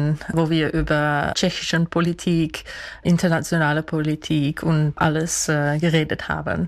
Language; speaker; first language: German; non-native, fluent; Dutch